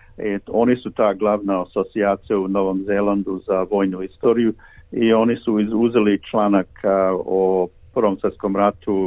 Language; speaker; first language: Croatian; early bilingual, heritage; Serbian